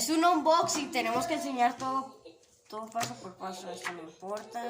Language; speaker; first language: Spanish; native; Spanish